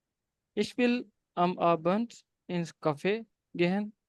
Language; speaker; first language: German; non-native, learner; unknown